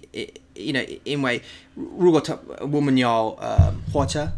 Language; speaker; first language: Chinese; non-native, learner; English